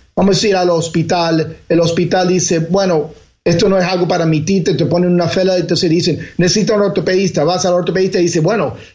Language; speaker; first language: Spanish; early bilingual, heritage; Spanish